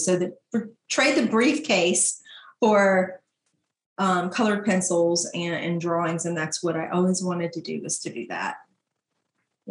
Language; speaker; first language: English; native; English